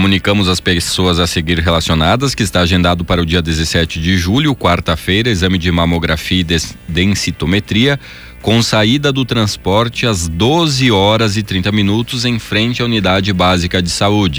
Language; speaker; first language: Portuguese; native; Portuguese